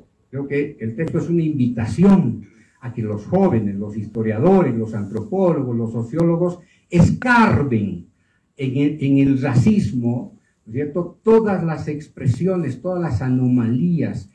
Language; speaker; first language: Spanish; native; Spanish